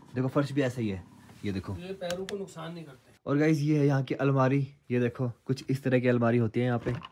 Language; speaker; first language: Hindi; native; Hindi